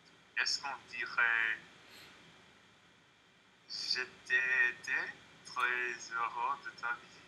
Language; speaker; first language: French; non-native, learner; English